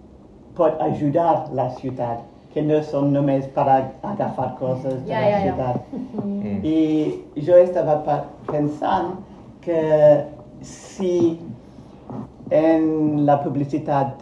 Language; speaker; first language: Catalan; non-native, fluent; Spanish